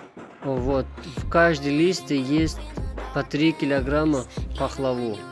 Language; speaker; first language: Russian; non-native, fluent; Tajik